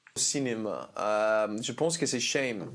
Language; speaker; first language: French; non-native, learner; English